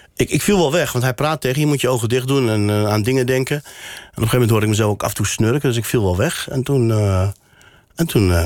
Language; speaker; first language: Dutch; non-native, local second language; Berber languages